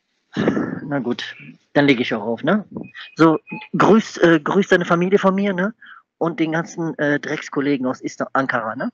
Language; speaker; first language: German; native; German